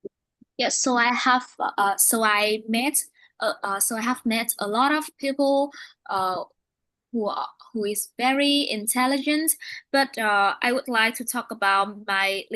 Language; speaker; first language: English; non-native, learner; Vietnamese